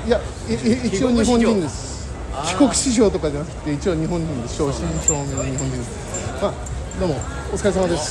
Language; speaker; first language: Japanese; early bilingual, heritage; Japanese